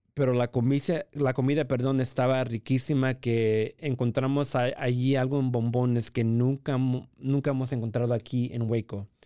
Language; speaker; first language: Spanish; early bilingual, heritage; Spanish